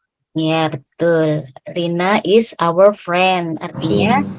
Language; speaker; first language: English; non-native, fluent; Indonesian